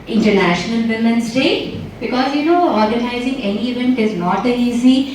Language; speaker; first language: English; non-native, local second language; Telugu